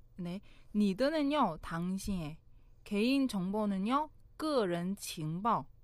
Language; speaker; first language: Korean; non-native, fluent; Chinese